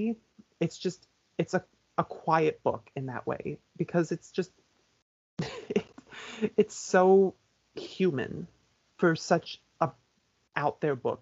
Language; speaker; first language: English; native; English